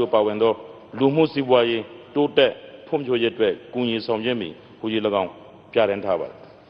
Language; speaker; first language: Burmese; non-native, local second language; Rohingya